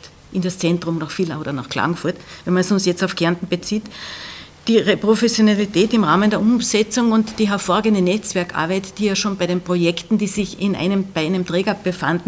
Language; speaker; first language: German; native; German